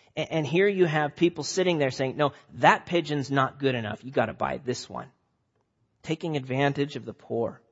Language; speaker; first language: English; native; English